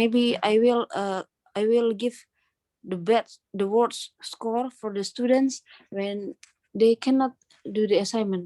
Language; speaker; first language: English; non-native, learner; Indonesian